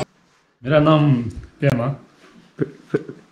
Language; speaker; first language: Hindi; non-native, fluent; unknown